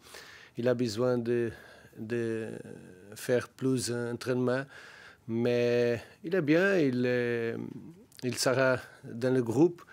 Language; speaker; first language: French; non-native, learner; Portuguese